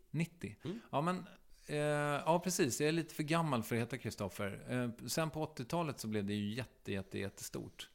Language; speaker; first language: Swedish; native; Swedish